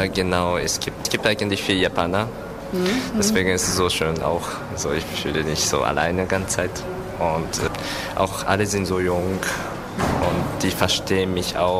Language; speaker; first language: German; non-native, learner; Japanese